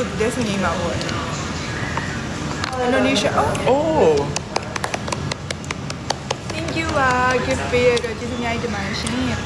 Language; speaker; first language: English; non-native, learner; Burmese